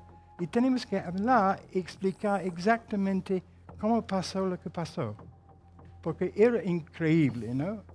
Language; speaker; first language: Spanish; non-native, fluent; English